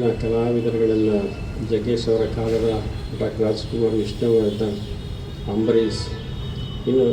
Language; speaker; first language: Kannada; native; Kannada